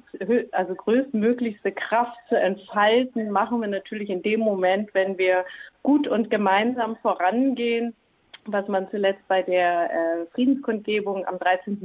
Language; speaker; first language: German; native; German